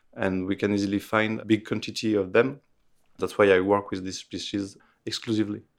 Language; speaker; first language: English; non-native, fluent; French